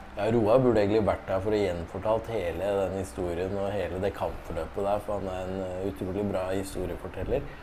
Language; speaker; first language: Norwegian; early bilingual, other home language; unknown